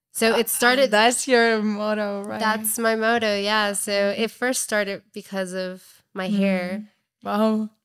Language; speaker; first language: English; native; English